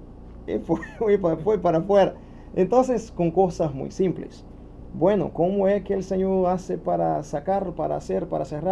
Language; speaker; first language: Spanish; non-native, learner; Portuguese